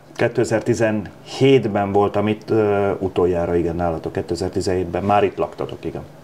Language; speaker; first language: Hungarian; native; Hungarian